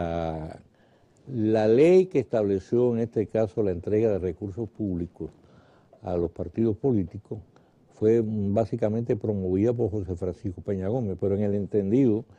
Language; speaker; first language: Spanish; native; Spanish